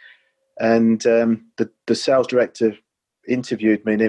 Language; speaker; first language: English; native; English